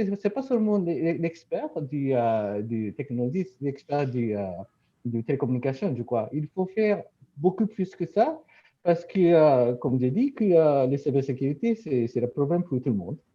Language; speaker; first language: French; non-native, fluent; Japanese